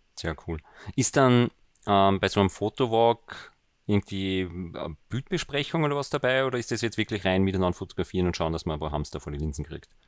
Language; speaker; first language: German; native; German